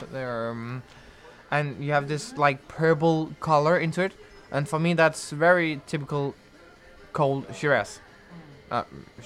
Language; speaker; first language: English; non-native, fluent; Danish